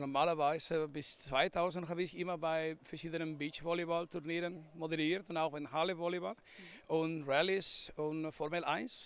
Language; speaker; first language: German; non-native, fluent; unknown